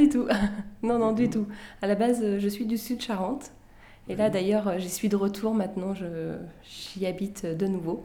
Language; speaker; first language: French; native; French